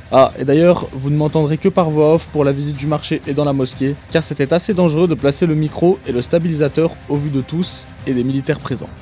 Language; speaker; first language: French; native; French